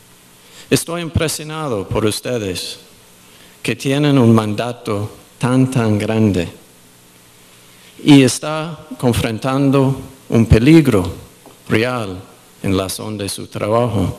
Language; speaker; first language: Spanish; non-native, fluent; English